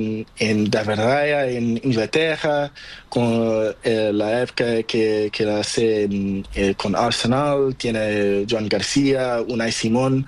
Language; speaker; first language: Spanish; non-native, learner; Portuguese